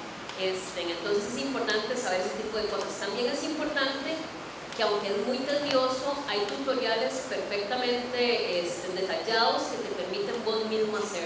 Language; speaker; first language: Spanish; native; Spanish